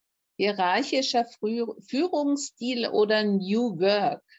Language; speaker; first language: German; native; German